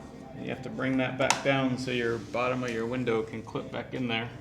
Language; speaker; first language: English; native; English